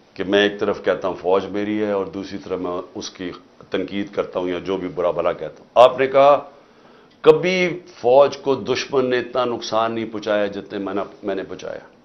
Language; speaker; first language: Urdu; native; Urdu